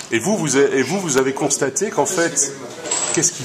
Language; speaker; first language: French; native; French